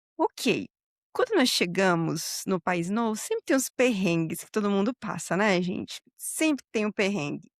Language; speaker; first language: Portuguese; native; Portuguese